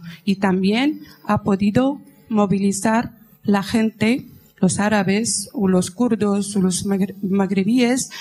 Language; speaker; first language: Spanish; non-native, fluent; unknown